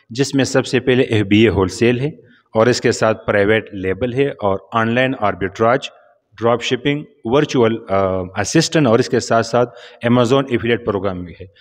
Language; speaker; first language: Urdu; non-native, local second language; Pashto